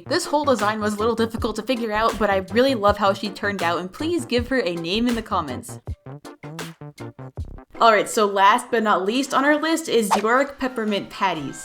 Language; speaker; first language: English; native; English